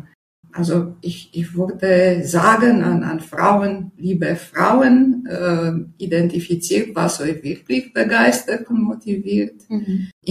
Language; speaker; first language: German; non-native, fluent; Romanian